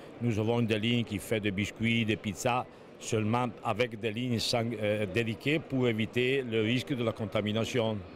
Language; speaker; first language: French; non-native, fluent; Italian